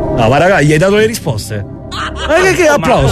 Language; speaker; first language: Italian; native; Italian